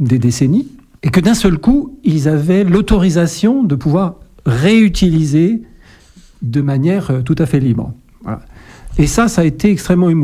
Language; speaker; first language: French; native; French